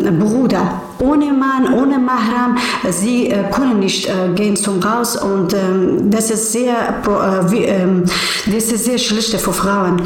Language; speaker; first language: German; non-native, learner; Persian